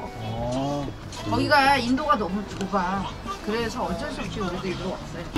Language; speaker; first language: Korean; native; Korean